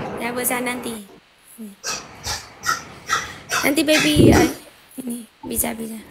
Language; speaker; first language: Indonesian; non-native, learner; Vietnamese